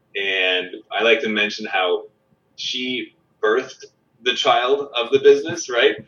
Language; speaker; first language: English; native; English